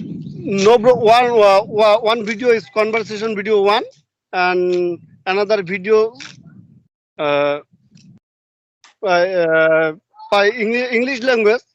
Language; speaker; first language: English; non-native, learner; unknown